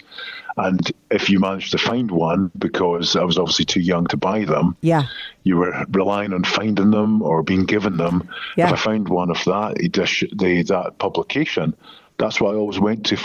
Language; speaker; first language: English; native; English